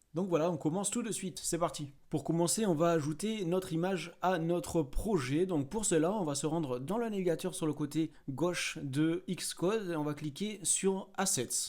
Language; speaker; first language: French; native; French